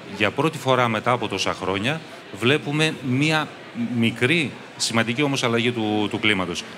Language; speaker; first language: Greek; native; Greek